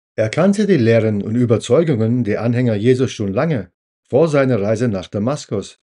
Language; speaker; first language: German; non-native, fluent; English